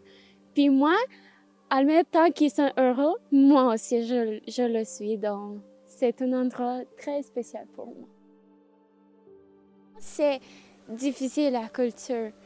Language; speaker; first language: French; non-native, fluent; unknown